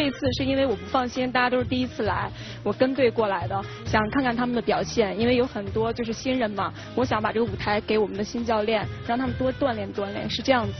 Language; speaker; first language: Chinese; native; Chinese